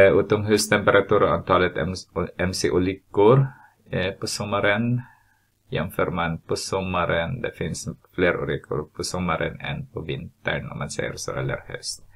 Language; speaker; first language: Swedish; non-native, fluent; Filipino